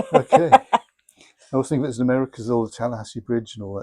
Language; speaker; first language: English; native; English